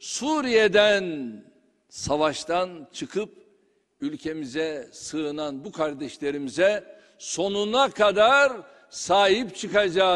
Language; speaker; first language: Turkish; native; Turkish